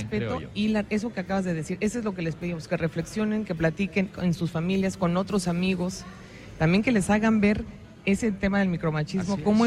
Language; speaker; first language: Spanish; native; Spanish